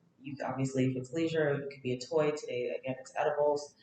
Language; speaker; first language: English; native; English